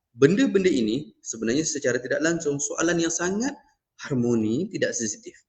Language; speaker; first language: Malay; non-native, local second language; Iban